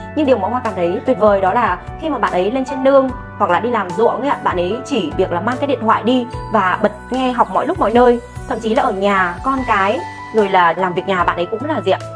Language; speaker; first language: Vietnamese; native; Vietnamese